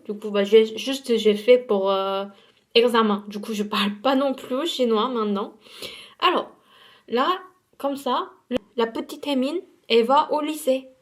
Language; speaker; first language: French; non-native, fluent; Korean